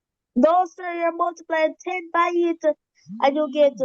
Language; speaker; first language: English; native; English